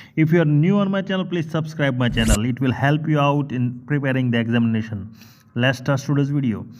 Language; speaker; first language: English; non-native, local second language; Gujarati